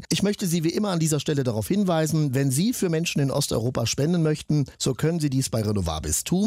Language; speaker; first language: German; native; German